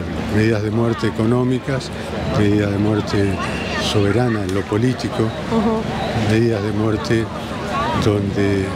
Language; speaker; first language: Spanish; native; Spanish